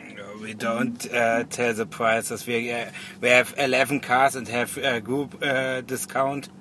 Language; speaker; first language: English; non-native, learner; German